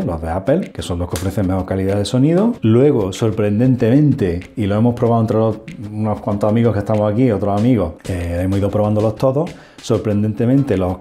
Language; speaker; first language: Spanish; native; Spanish